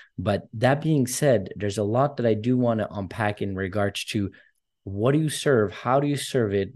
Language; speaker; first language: English; early bilingual, other home language; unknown